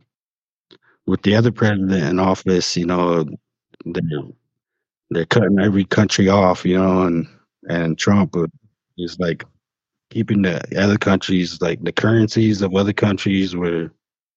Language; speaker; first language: English; native; English